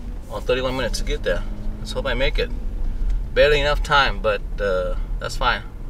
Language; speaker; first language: English; non-native, fluent; Vietnamese